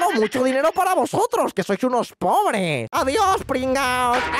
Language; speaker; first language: Spanish; native; Spanish